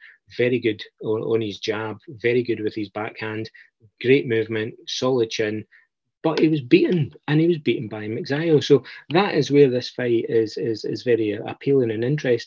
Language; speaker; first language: English; native; English